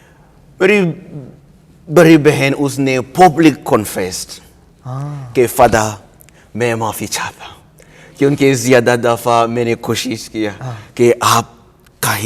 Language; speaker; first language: Hindi; non-native, learner; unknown